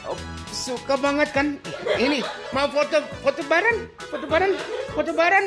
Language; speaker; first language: Indonesian; non-native, fluent; Japanese